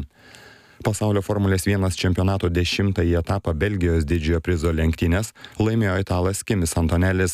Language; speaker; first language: Lithuanian; native; Lithuanian